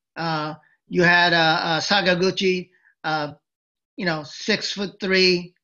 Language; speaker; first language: English; early bilingual, other home language; Japanese